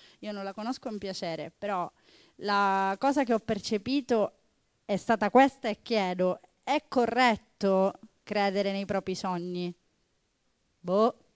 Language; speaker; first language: Italian; native; Italian